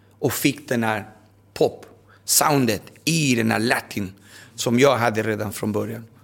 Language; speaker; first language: Swedish; early bilingual, other home language; Spanish